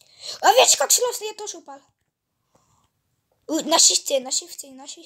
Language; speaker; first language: Russian; early bilingual, heritage; Russian